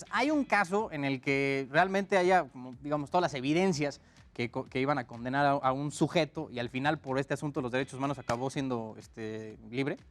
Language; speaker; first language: Spanish; native; Spanish